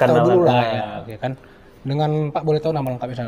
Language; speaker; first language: Indonesian; native; Indonesian